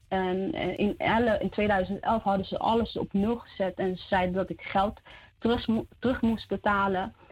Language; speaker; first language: Dutch; early bilingual, other home language; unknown